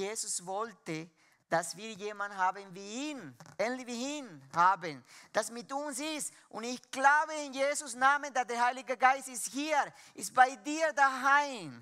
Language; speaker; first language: German; non-native, fluent; Spanish